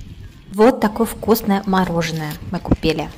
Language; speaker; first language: Russian; native; Russian